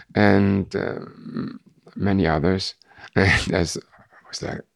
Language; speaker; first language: English; non-native, fluent; German